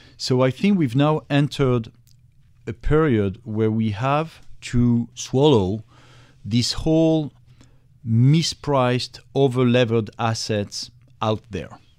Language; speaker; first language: English; non-native, fluent; French